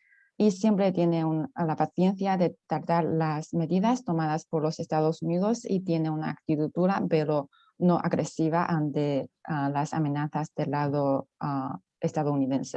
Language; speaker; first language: Spanish; non-native, fluent; Chinese